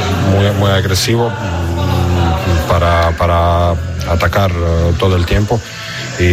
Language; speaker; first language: Spanish; non-native, learner; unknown